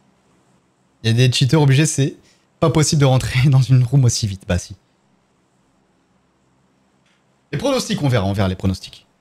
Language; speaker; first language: French; native; French